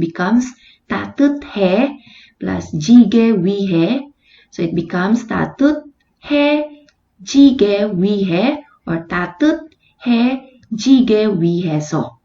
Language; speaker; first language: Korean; non-native, fluent; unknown